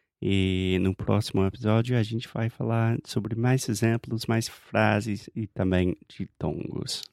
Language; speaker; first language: Portuguese; non-native, fluent; English